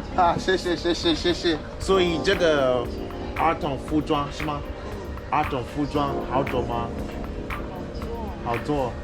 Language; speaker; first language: Chinese; non-native, learner; English